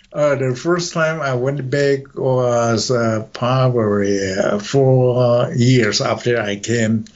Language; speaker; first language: English; non-native, fluent; Chinese